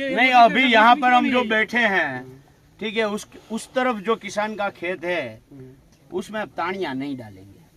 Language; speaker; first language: Hindi; non-native, local second language; Gujarati